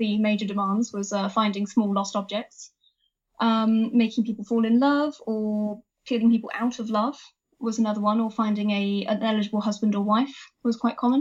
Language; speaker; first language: English; native; English